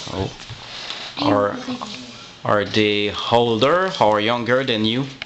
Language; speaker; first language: English; non-native, local second language; French